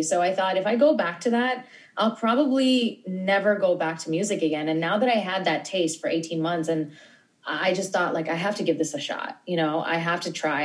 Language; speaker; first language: English; native; English